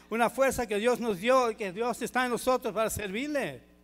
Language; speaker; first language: Spanish; early bilingual, heritage; Spanish